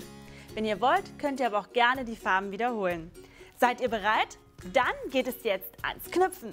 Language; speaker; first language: German; native; German